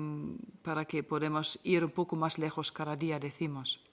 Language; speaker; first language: Spanish; non-native, fluent; German